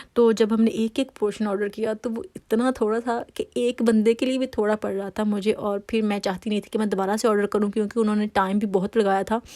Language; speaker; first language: Urdu; native; Urdu